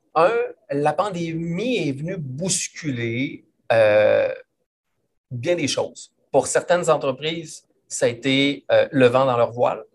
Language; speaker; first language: French; native; French